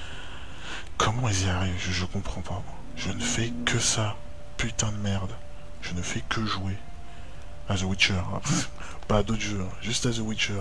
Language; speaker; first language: French; native; French